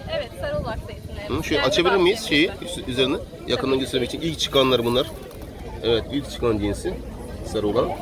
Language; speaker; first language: Turkish; native; Turkish